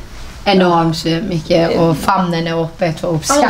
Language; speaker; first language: Swedish; non-native, fluent; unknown